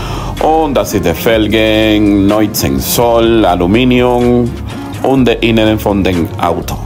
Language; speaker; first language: German; non-native, learner; Spanish